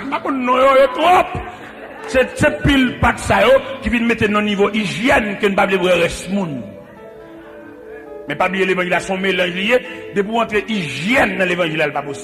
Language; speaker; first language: French; non-native, local second language; Haitian Creole